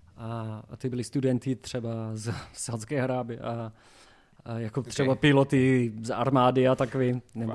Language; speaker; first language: Czech; non-native, learner; English